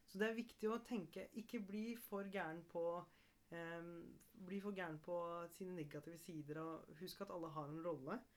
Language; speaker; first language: Norwegian; early bilingual, other home language; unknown